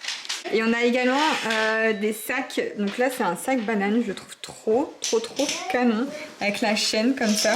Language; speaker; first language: French; native; French